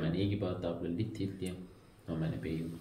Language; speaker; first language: Danish; non-native, learner; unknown